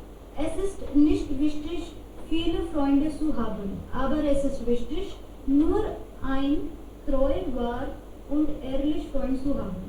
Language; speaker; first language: German; non-native, learner; Hindi